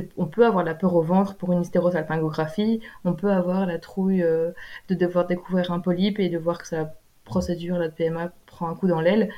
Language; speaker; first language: French; native; French